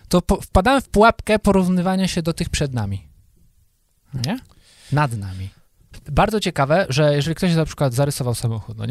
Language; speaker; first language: Polish; native; Polish